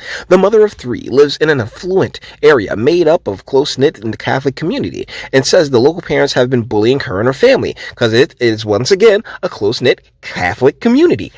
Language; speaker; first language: English; native; English